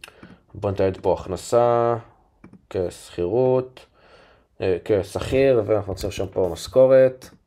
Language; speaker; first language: Hebrew; native; Hebrew